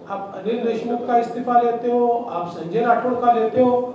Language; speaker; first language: Hindi; non-native, local second language; Marathi